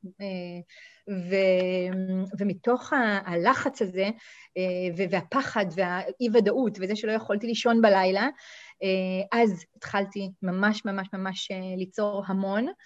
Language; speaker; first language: Hebrew; native; Hebrew